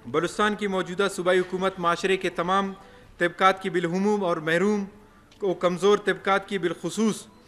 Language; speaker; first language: Urdu; non-native, local second language; Baluchi